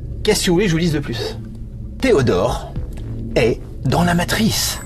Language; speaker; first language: French; native; French